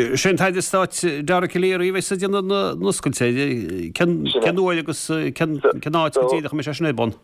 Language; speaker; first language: Irish; native; Irish